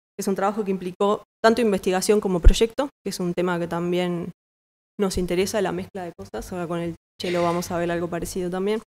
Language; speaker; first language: Spanish; native; Spanish